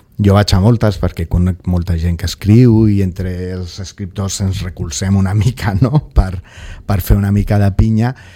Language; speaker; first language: Catalan; non-native, local second language; Spanish